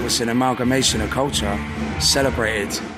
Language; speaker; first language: English; native; English